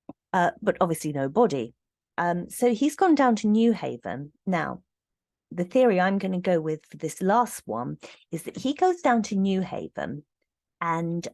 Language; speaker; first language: English; native; English